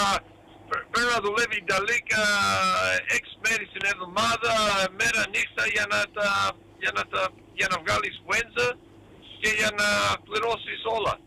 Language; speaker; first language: Greek; early bilingual, heritage; Greek